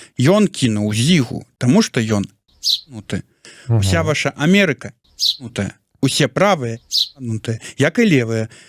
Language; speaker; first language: Belarusian; native; Belarusian